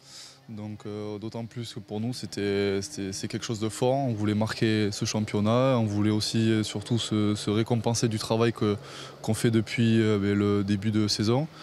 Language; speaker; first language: French; native; French